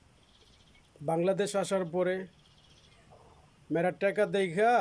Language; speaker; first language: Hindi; non-native, learner; Bangla